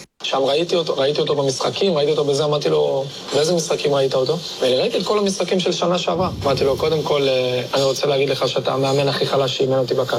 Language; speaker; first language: Hebrew; native; Hebrew